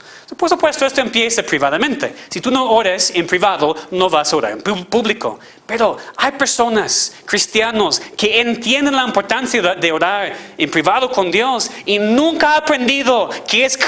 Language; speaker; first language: Spanish; non-native, fluent; English